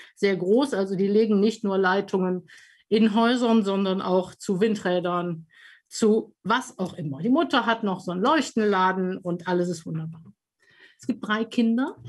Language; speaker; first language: German; native; German